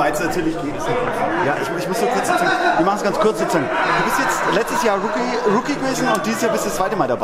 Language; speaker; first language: German; native; German